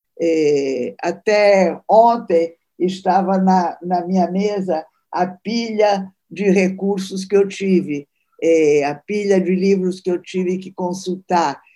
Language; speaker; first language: Portuguese; early bilingual, other home language; Italian